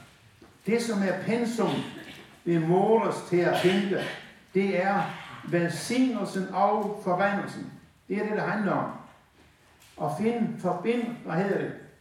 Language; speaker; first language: Danish; native; Danish